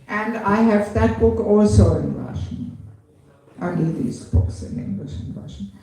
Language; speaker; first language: English; non-native, fluent; German